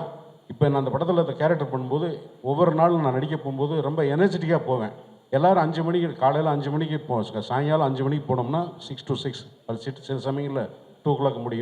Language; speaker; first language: Tamil; native; Tamil